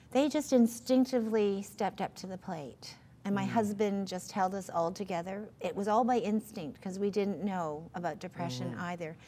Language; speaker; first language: English; native; English